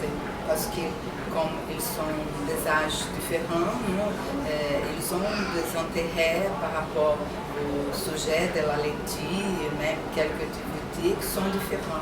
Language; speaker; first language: French; non-native, fluent; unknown